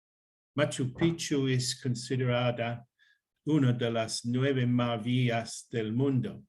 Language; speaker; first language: Spanish; non-native, learner; English